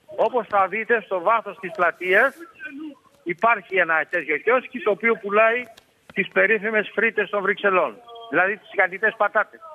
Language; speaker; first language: Greek; native; Greek